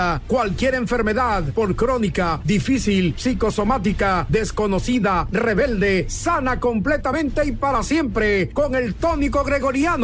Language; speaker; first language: Spanish; native; Spanish